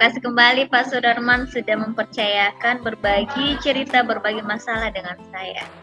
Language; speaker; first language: Indonesian; non-native, local second language; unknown